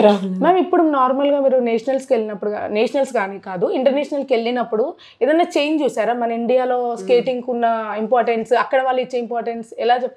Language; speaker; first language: Telugu; native; Telugu